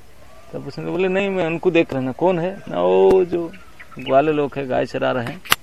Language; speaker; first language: Hindi; non-native, local second language; Odia